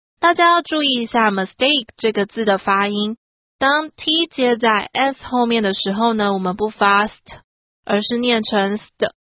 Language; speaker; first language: Chinese; native; Chinese